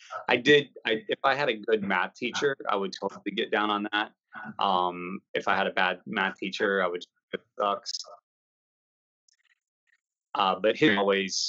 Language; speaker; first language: English; native; English